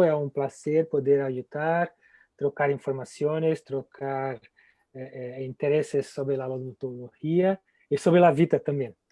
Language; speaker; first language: Spanish; non-native, fluent; Portuguese